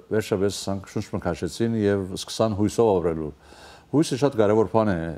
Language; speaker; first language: Armenian; early bilingual, heritage; Armenian